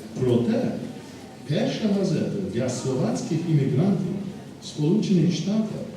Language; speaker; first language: Ukrainian; non-native, fluent; English